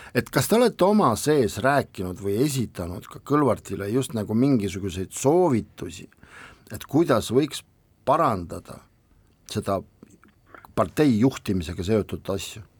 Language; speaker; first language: Estonian; non-native, local second language; Russian